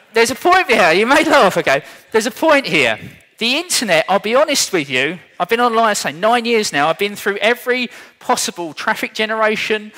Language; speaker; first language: English; native; English